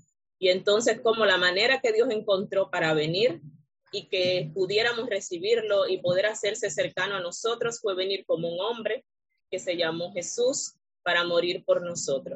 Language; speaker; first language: Spanish; native; Spanish